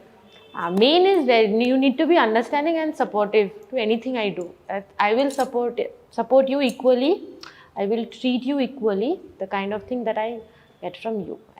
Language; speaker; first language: Telugu; non-native, learner; Bangla